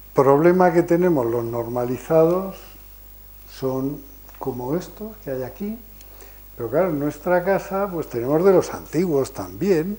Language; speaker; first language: Spanish; native; Spanish